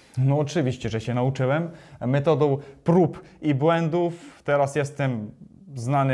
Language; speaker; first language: Polish; non-native, fluent; Ukrainian